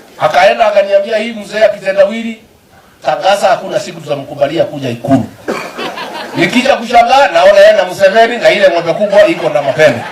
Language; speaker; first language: Swahili; non-native, local second language; Kikuyu